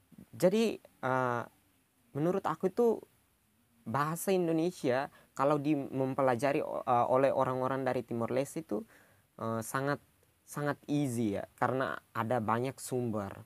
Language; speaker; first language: Indonesian; non-native, local second language; Tetum